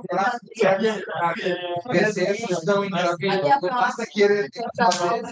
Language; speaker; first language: Portuguese; non-native, learner; Spanish